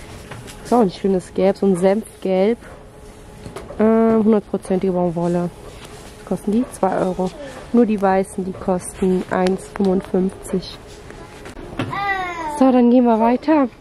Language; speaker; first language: German; native; German